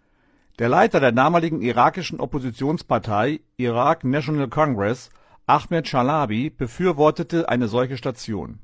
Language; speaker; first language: German; native; German